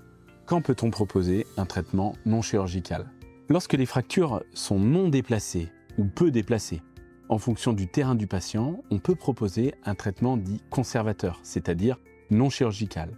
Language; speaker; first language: French; native; French